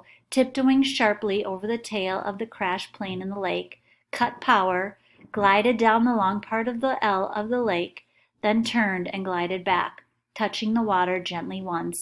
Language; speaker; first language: English; native; English